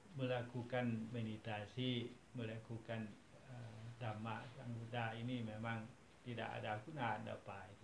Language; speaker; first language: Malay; non-native, fluent; Thai